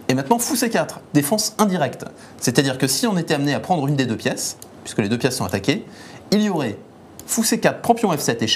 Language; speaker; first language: French; native; French